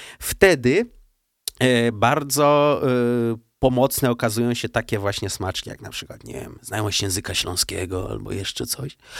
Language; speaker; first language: Polish; early bilingual, heritage; Russian